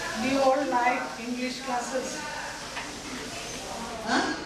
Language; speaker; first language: English; non-native, local second language; Hindi